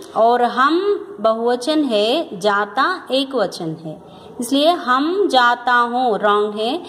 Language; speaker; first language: Hindi; non-native, local second language; Telugu